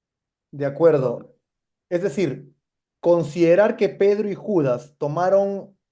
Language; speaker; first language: Spanish; native; Spanish